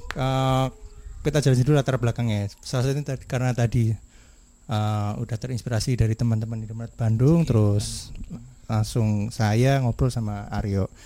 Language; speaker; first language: Indonesian; native; Indonesian